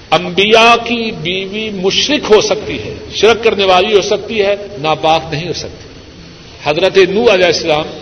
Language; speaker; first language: Urdu; non-native, local second language; Punjabi